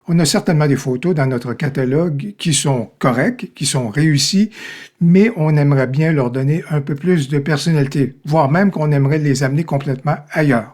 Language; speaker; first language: French; native; French